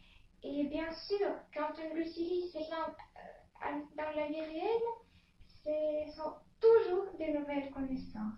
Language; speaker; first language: French; non-native, fluent; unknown